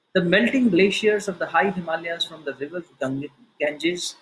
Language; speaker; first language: English; non-native, local second language; Hindi